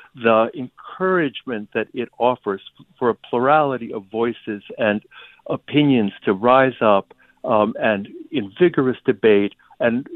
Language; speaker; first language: English; early bilingual, other home language; Ukrainian